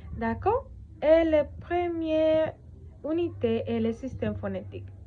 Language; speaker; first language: French; non-native, learner; Spanish